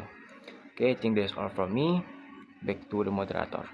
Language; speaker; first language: English; non-native, learner; Indonesian